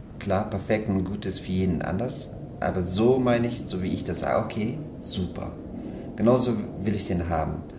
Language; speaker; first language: German; non-native, fluent; Persian